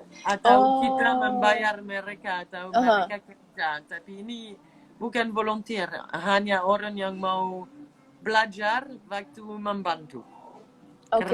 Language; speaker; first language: Indonesian; non-native, fluent; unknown